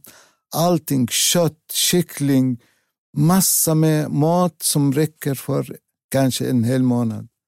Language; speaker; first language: Swedish; non-native, learner; Arabic